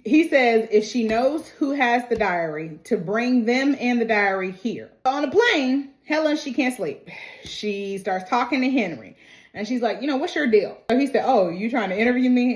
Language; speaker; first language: English; native; English